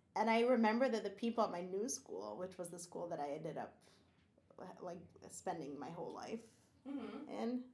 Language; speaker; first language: English; non-native, fluent; Portuguese